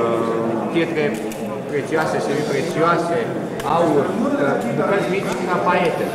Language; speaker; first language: Romanian; native; Romanian